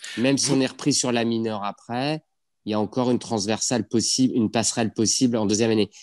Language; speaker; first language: French; native; French